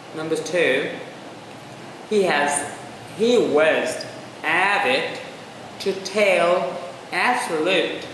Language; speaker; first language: English; non-native, fluent; Vietnamese